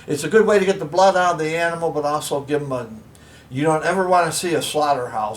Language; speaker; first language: English; native; English